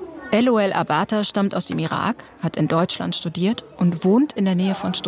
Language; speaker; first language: German; native; German